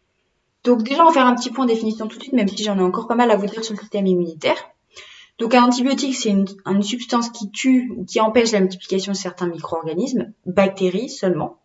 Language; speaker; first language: French; native; French